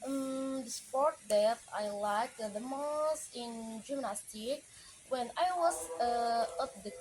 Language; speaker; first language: English; non-native, learner; Indonesian